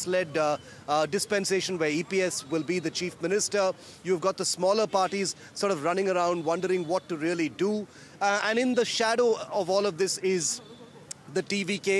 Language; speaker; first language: English; non-native, local second language; Tamil